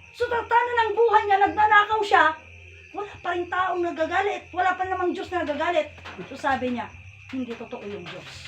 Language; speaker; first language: Filipino; non-native, local second language; Iloko